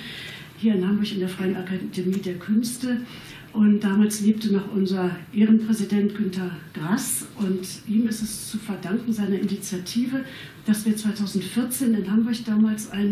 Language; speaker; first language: German; native; German